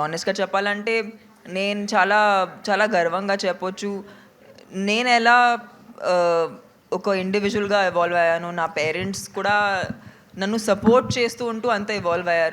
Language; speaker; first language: Telugu; non-native, local second language; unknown